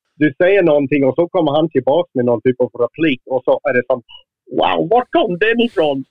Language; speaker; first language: Swedish; non-native, fluent; English